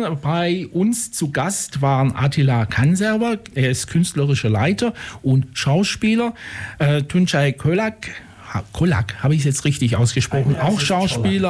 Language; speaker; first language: German; native; German